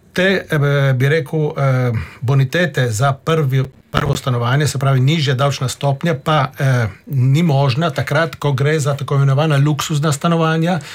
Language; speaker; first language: Slovenian; native; Slovenian